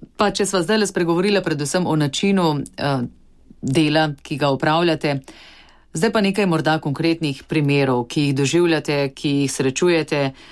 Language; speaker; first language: Slovenian; native; Slovenian